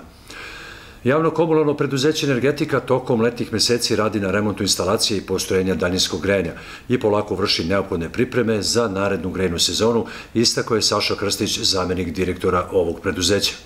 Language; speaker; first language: Serbian; native; Serbian